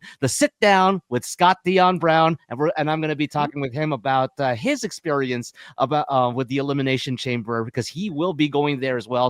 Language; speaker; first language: English; native; English